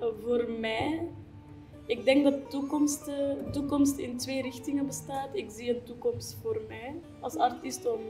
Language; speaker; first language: Dutch; non-native, fluent; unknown